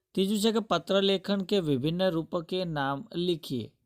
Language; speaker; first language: Hindi; non-native, local second language; Gujarati